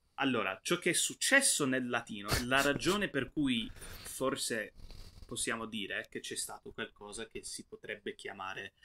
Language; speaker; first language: Spanish; non-native, fluent; English